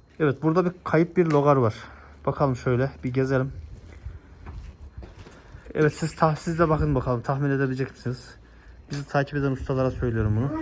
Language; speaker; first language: Turkish; native; Turkish